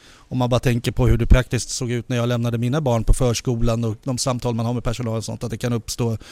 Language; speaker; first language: Swedish; native; Swedish